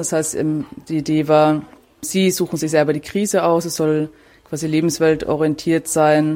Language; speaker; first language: German; native; German